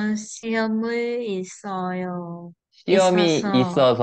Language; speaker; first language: Korean; non-native, learner; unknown